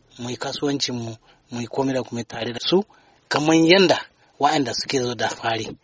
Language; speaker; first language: Hausa; non-native, local second language; Kanuri